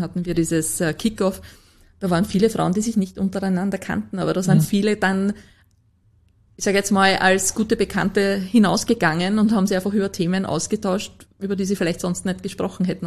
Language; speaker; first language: German; native; German